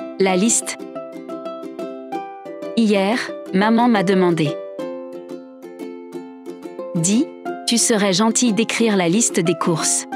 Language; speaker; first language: French; non-native, local second language; Arabic